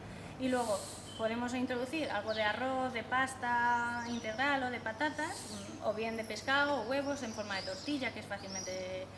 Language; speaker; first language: Spanish; native; Spanish